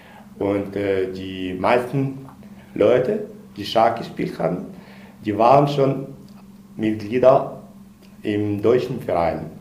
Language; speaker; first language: German; non-native, learner; Russian